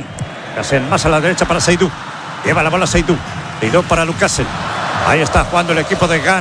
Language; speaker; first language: Spanish; native; Spanish